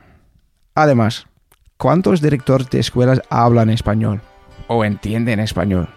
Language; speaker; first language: Spanish; non-native, fluent; English